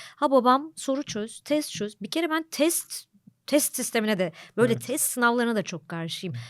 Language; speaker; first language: Turkish; native; Turkish